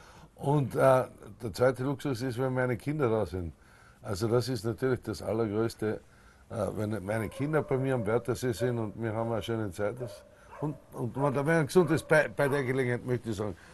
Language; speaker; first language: German; native; German